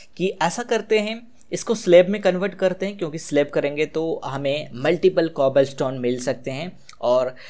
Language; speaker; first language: Hindi; native; Hindi